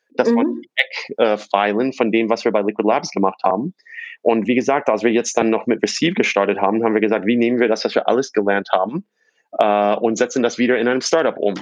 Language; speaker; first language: German; non-native, fluent; English